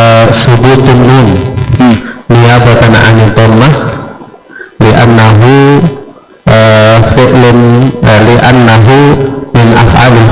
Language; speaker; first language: Arabic; non-native, learner; Indonesian